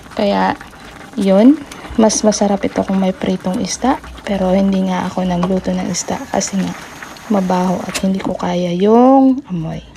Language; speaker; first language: Filipino; non-native, local second language; Cebuano